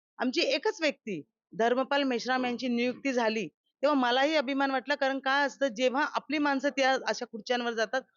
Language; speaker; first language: Marathi; native; Marathi